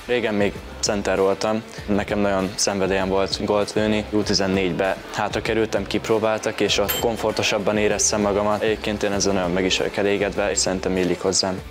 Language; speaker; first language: Hungarian; native; Hungarian